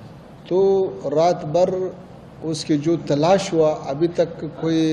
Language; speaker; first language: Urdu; non-native, fluent; Pashto